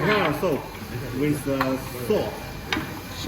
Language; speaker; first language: English; non-native, learner; Chinese